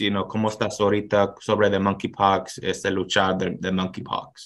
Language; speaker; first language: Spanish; non-native, learner; English